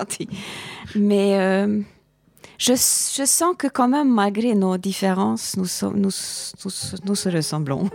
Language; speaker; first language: French; non-native, fluent; Hungarian